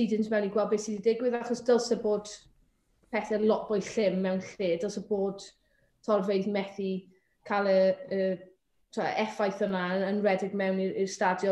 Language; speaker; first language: Welsh; native; Welsh